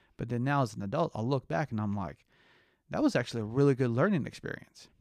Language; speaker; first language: English; early bilingual, other home language; Spanish